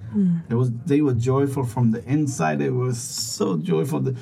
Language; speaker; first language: English; non-native, fluent; Swedish